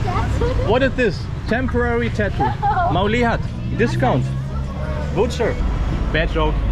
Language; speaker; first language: English; non-native, fluent; German